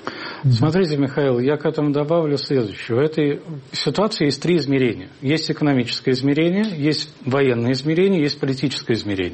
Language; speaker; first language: Russian; native; Russian